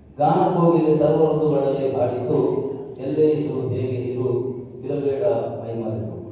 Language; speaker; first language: Kannada; native; Kannada